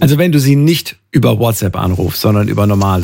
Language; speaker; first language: German; native; German